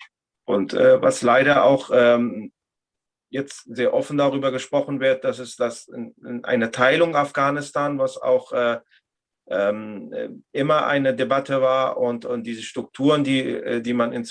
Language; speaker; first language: German; non-native, fluent; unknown